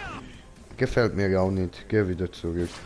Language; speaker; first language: German; native; German